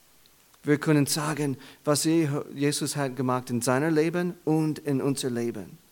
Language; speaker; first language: German; non-native, learner; English